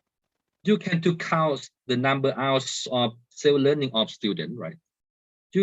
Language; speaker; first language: English; non-native, learner; Thai